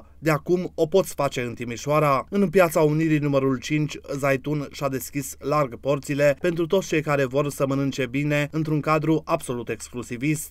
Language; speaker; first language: Romanian; native; Romanian